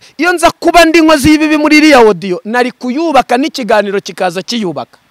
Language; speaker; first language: Kinyarwanda; native; Kinyarwanda